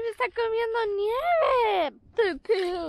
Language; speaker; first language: Spanish; early bilingual, heritage; Spanish